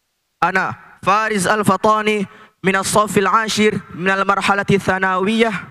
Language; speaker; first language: Arabic; non-native, learner; Indonesian